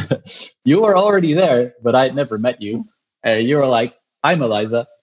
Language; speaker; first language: English; non-native, fluent; Dutch